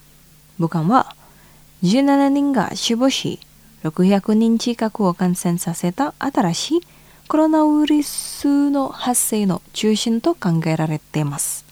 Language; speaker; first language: Japanese; non-native, fluent; Indonesian